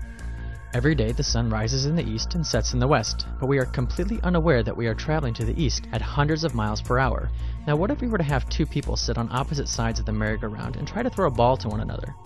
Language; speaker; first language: English; native; English